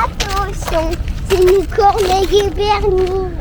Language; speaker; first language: French; early bilingual, heritage; French